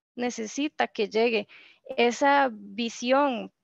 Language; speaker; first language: Spanish; native; Spanish